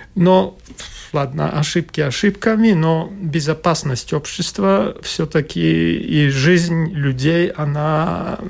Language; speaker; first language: Russian; non-native, local second language; Latvian